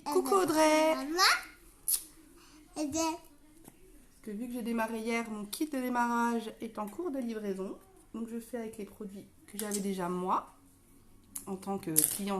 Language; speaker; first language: French; native; French